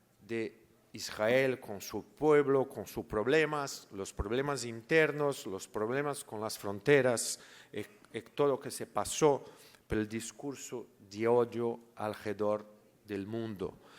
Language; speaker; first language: Spanish; non-native, learner; Portuguese